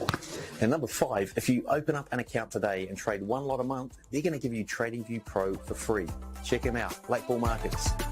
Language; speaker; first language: English; native; English